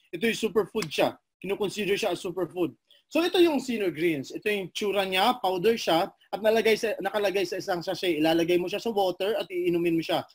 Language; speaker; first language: Filipino; non-native, local second language; Cebuano